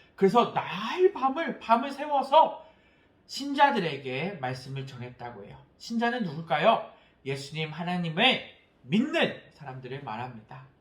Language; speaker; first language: Korean; native; Korean